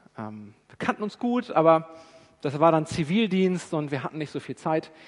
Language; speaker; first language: German; native; German